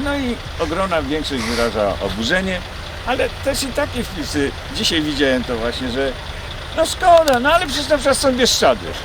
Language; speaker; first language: Polish; native; Polish